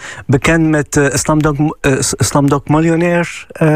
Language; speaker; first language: Dutch; non-native, fluent; Arabic